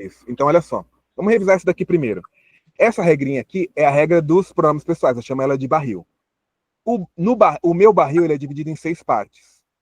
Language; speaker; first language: Portuguese; native; Portuguese